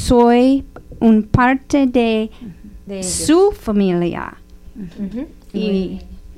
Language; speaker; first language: Spanish; non-native, learner; English